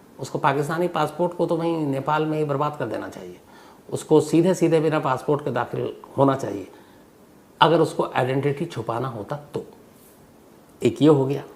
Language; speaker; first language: Hindi; native; Hindi